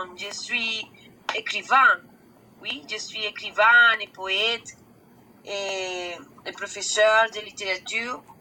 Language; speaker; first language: French; non-native, learner; Spanish